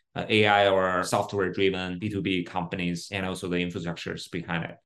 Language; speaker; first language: English; non-native, fluent; Chinese